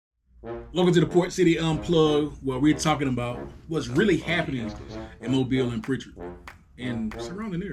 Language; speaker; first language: English; native; English